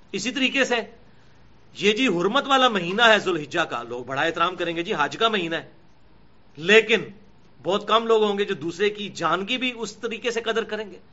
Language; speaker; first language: Urdu; non-native, local second language; Punjabi